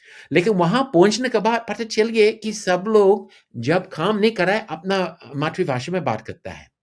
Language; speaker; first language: Hindi; non-native, fluent; English